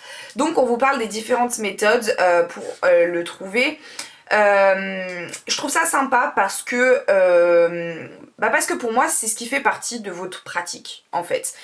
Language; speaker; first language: French; native; French